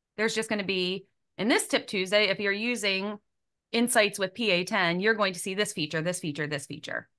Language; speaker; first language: English; native; English